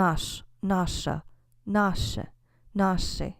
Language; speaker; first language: Russian; non-native, fluent; English